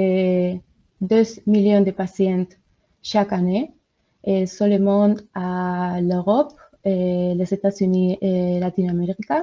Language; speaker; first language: French; non-native, learner; Spanish